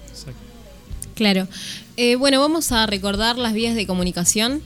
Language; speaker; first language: Spanish; native; Spanish